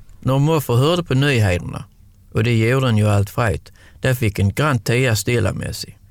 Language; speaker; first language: Swedish; native; Swedish